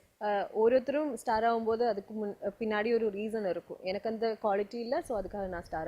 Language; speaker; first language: Tamil; non-native, learner; Malayalam